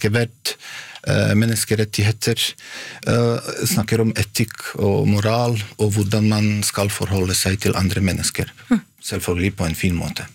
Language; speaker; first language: Norwegian; non-native, fluent; Bosnian